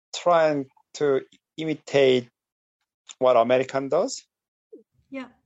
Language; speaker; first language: English; non-native, fluent; Korean